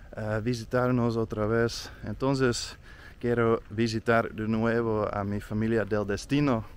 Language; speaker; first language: Spanish; non-native, fluent; Dutch